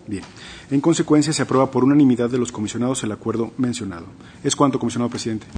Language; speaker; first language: Spanish; native; Spanish